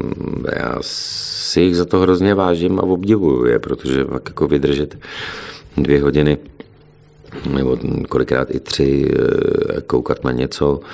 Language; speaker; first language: Czech; native; Czech